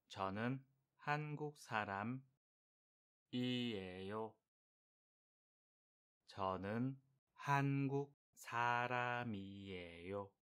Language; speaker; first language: Korean; non-native, fluent; Vietnamese